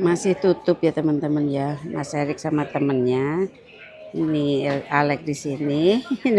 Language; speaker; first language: Indonesian; non-native, local second language; Javanese